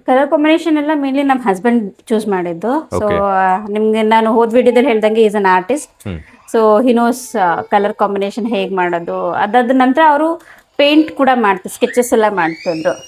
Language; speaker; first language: Kannada; native; Kannada